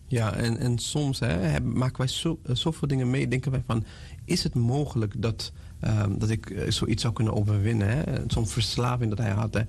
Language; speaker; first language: Dutch; non-native, fluent; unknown